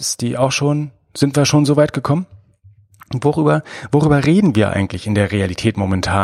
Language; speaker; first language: German; native; German